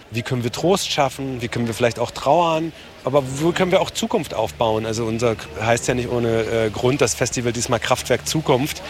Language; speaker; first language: German; native; German